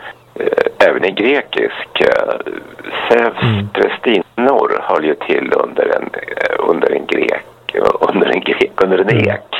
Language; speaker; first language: Swedish; native; Swedish